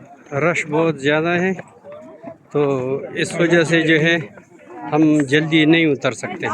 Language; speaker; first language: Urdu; non-native, local second language; Pashto